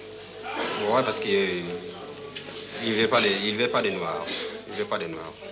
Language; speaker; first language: French; non-native, learner; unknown